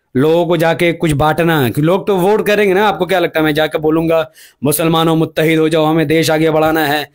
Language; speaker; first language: Hindi; non-native, local second language; Urdu